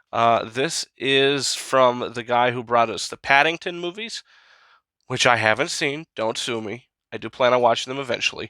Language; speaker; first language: English; native; English